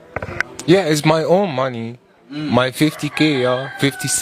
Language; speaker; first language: English; non-native, learner; Arabic